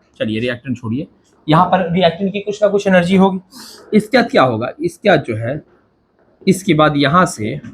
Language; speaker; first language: Hindi; native; Hindi